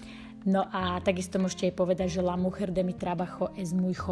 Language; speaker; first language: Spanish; non-native, fluent; Slovak